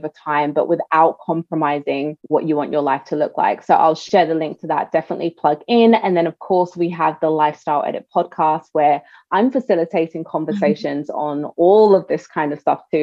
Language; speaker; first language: English; native; English